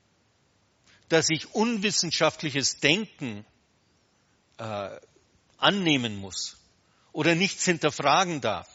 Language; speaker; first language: German; native; German